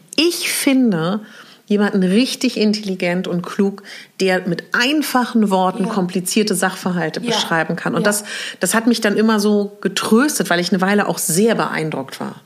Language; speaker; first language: German; native; German